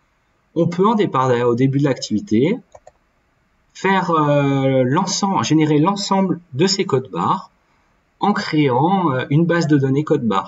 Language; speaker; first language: French; native; French